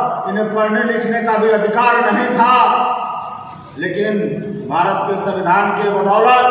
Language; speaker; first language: Hindi; native; Hindi